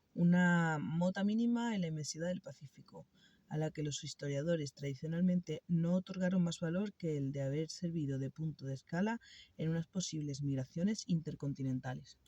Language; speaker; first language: Spanish; native; Spanish